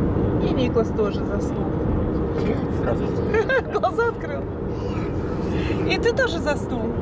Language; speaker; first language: Russian; native; Russian